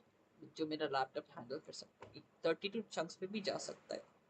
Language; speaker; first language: Hindi; non-native, local second language; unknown